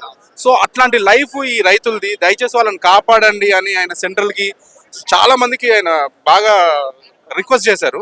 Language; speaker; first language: Telugu; native; Telugu